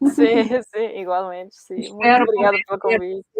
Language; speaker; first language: Portuguese; non-native, fluent; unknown